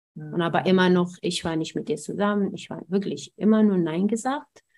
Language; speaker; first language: German; non-native, fluent; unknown